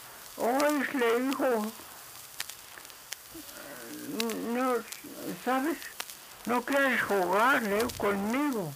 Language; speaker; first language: Spanish; non-native, local second language; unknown